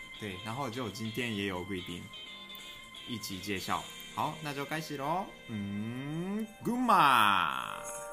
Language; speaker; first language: Chinese; non-native, learner; Japanese